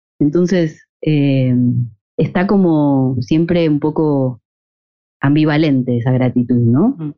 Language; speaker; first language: Spanish; native; Spanish